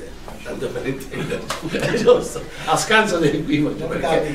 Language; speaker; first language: Italian; native; Italian